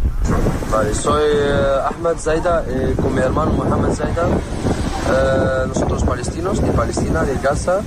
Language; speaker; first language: Spanish; non-native, learner; Arabic